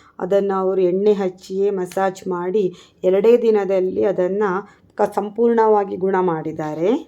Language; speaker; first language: Kannada; non-native, local second language; Tulu